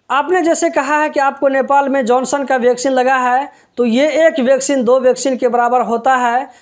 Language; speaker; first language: Hindi; native; Hindi